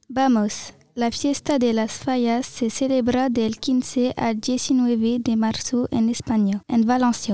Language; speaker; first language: Spanish; non-native, learner; French